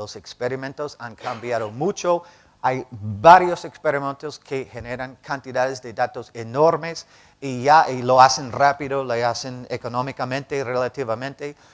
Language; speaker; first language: Spanish; non-native, fluent; English